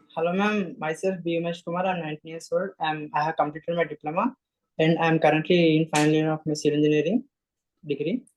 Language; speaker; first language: English; non-native, local second language; Telugu